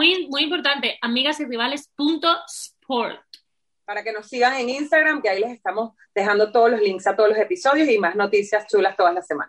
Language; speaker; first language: Spanish; native; Spanish